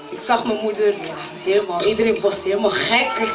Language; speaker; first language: Dutch; early bilingual, other home language; French